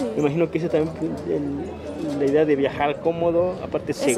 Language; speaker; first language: Spanish; native; Spanish